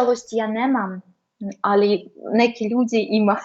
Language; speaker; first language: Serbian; non-native, learner; Russian